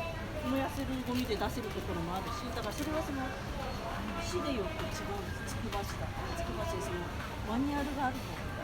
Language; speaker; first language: Japanese; native; Japanese